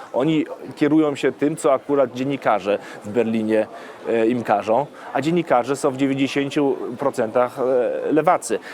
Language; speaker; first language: Polish; early bilingual, heritage; Polish